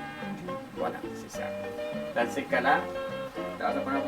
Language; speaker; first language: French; non-native, fluent; Spanish